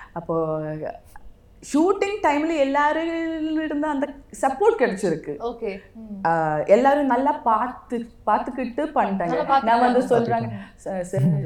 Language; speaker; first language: Tamil; non-native, learner; Malayalam